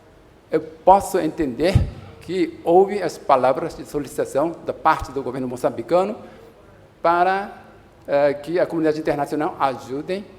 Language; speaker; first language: Portuguese; non-native, fluent; Japanese